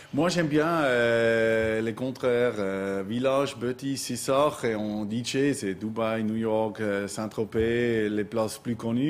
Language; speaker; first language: French; non-native, local second language; German